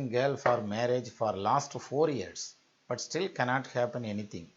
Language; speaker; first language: English; non-native, local second language; Tamil